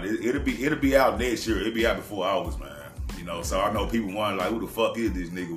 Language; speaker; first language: English; native; English